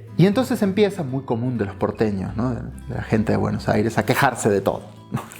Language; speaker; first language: Spanish; native; Spanish